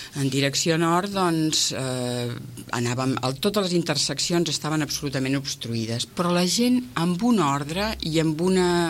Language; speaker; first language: Catalan; native; Catalan